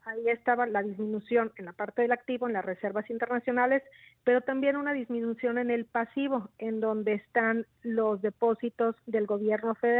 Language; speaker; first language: Spanish; native; Spanish